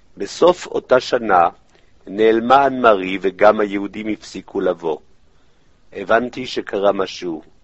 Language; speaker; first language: Hebrew; non-native, fluent; French